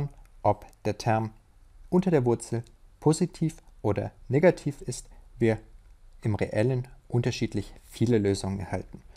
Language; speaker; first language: German; native; German